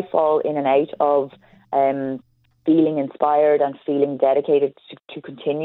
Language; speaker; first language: English; native; English